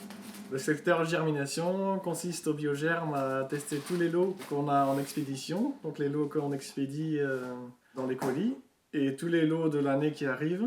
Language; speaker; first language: French; early bilingual, other home language; Dutch